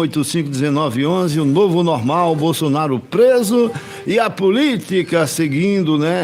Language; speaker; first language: Portuguese; native; Portuguese